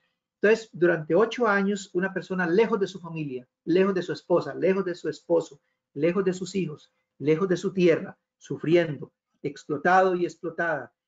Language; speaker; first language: Spanish; native; Spanish